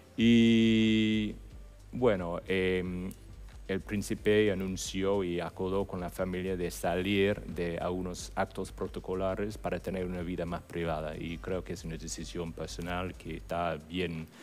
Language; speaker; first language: Spanish; non-native, fluent; English